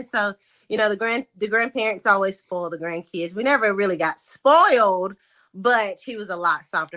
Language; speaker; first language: English; native; English